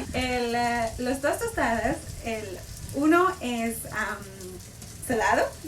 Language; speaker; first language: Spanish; non-native, learner; English